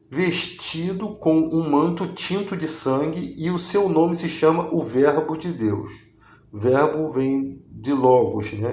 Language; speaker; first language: Portuguese; native; Portuguese